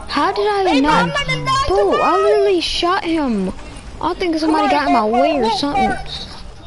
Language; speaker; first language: English; native; English